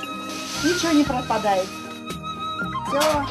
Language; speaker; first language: Russian; non-native, local second language; Tatar